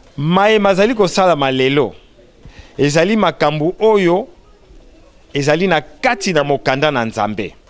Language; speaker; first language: Lingala; non-native, local second language; Kongo